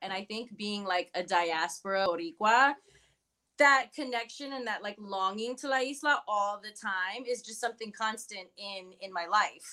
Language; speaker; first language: English; early bilingual, other home language; Spanish